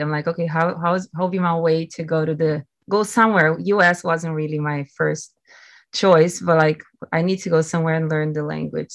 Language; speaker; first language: English; non-native, fluent; Portuguese